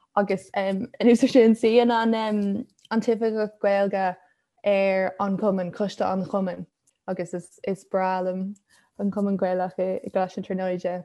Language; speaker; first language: Irish; non-native, local second language; English